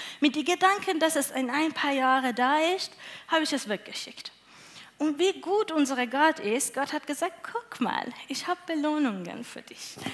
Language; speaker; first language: German; non-native, learner; Persian